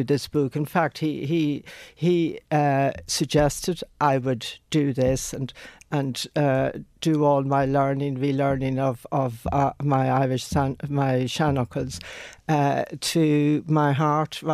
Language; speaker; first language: English; non-native, local second language; Irish